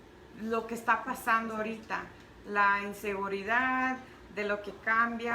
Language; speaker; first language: Spanish; early bilingual, heritage; Spanish